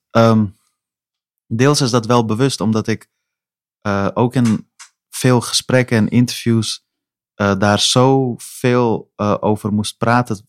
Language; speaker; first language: Dutch; early bilingual, other home language; Persian